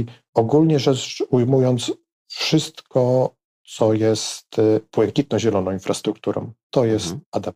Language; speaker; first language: Polish; native; Polish